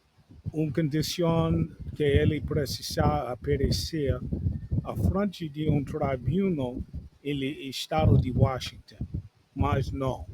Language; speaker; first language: Portuguese; non-native, learner; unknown